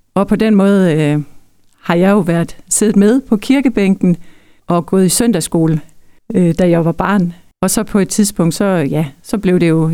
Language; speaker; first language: Danish; native; Danish